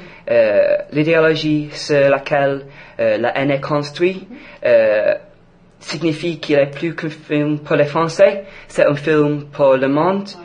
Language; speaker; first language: French; non-native, fluent; English